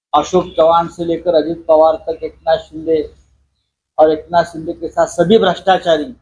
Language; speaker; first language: Hindi; non-native, local second language; Marathi